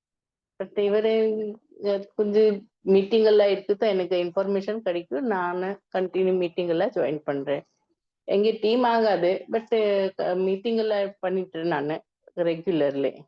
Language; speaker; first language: Tamil; non-native, learner; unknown